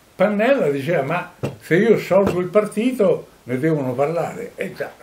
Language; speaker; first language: Italian; native; Italian